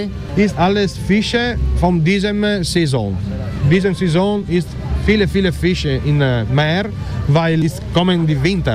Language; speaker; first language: German; non-native, learner; Italian